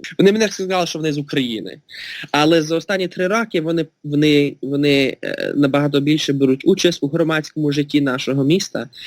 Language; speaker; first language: Ukrainian; early bilingual, heritage; Ukrainian